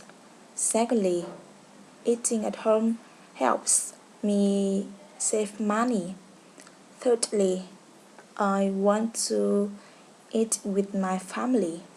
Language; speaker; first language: English; non-native, learner; Vietnamese